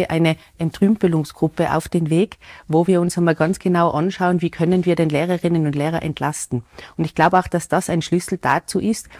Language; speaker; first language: German; native; German